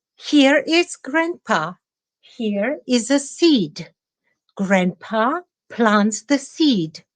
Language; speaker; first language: English; non-native, fluent; Czech